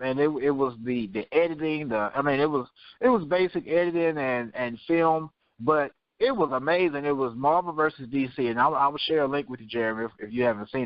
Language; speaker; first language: English; native; English